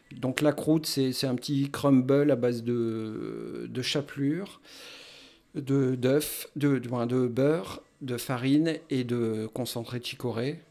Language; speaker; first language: French; native; French